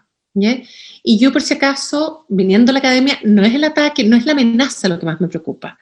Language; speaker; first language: Spanish; native; Spanish